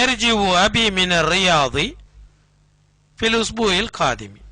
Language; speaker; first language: Arabic; non-native, fluent; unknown